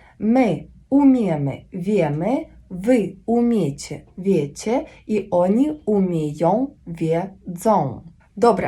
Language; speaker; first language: Polish; non-native, fluent; Ukrainian